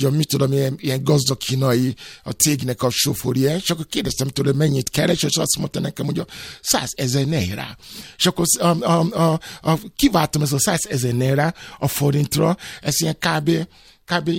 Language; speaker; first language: Hungarian; non-native, fluent; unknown